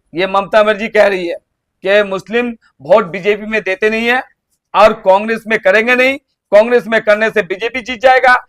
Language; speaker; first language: Hindi; non-native, local second language; Bangla